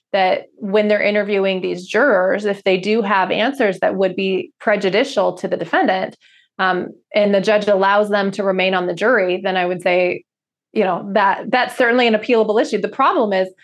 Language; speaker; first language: English; native; English